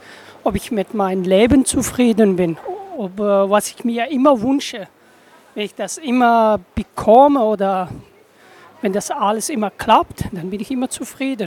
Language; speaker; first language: German; non-native, learner; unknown